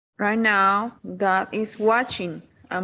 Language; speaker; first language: English; non-native, learner; Spanish